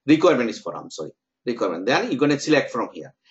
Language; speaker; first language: English; non-native, local second language; Bangla